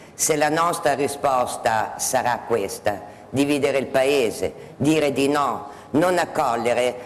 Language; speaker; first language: Italian; native; Italian